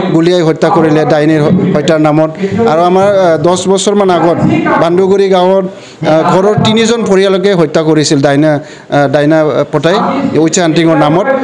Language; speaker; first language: Assamese; non-native, local second language; Bodo